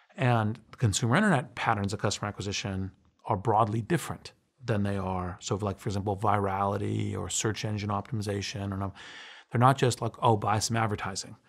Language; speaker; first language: English; native; English